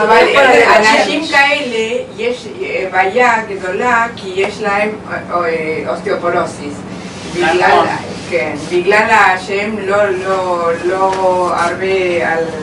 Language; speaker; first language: Hebrew; non-native, learner; Spanish